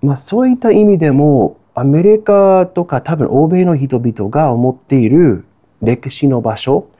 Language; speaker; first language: Japanese; non-native, fluent; English